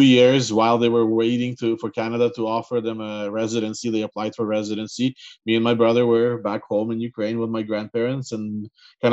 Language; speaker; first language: English; non-native, fluent; Ukrainian